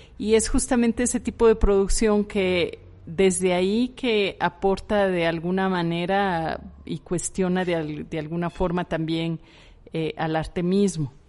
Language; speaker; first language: Spanish; native; Spanish